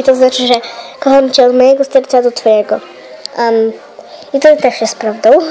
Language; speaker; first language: Polish; early bilingual, heritage; Polish